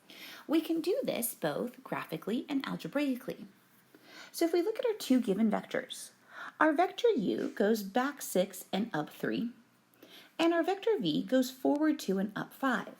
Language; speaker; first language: English; native; English